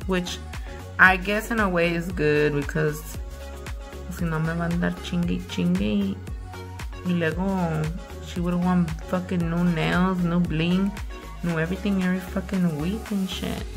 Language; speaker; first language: English; early bilingual, other home language; Spanish